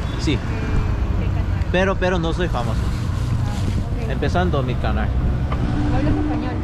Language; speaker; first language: Spanish; non-native, learner; Korean